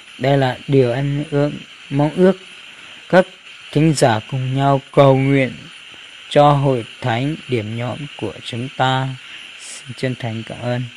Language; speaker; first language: Vietnamese; non-native, local second language; Hmong